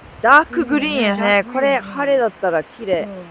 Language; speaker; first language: Japanese; non-native, fluent; English